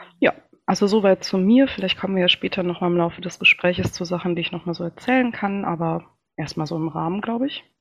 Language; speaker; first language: German; early bilingual, other home language; Kinyarwanda